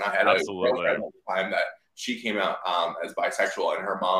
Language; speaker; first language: English; native; English